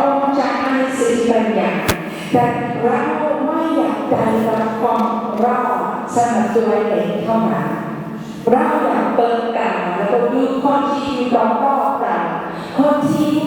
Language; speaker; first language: Thai; non-native, local second language; Akha